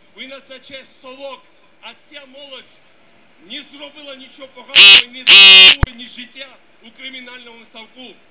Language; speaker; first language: Ukrainian; non-native, fluent; Georgian